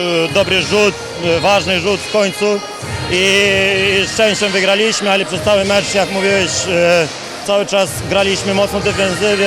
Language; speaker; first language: Polish; non-native, fluent; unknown